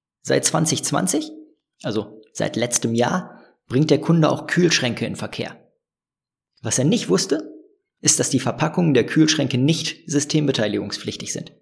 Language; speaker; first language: German; native; German